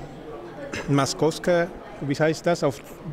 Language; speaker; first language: German; non-native, fluent; Spanish